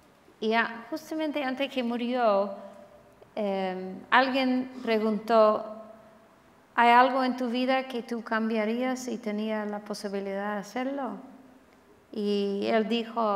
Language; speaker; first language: Spanish; non-native, fluent; English